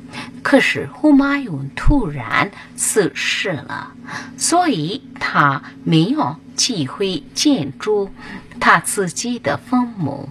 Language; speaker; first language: Chinese; non-native, learner; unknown